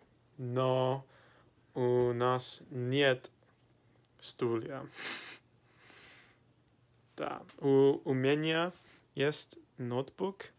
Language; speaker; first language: Russian; non-native, learner; English